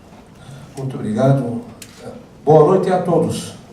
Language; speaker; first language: Portuguese; non-native, fluent; Arabic